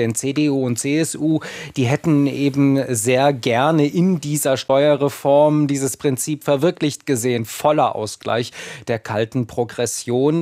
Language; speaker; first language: German; native; German